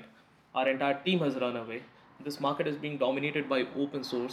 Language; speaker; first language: English; non-native, local second language; Hindi